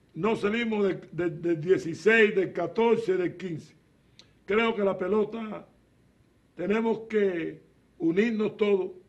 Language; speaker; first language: Spanish; native; Spanish